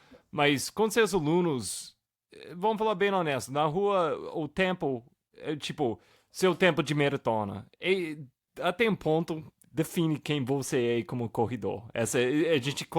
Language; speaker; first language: Portuguese; non-native, fluent; English